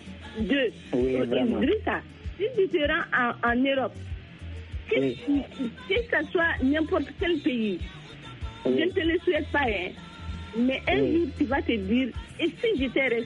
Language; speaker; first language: French; non-native, local second language; Bambara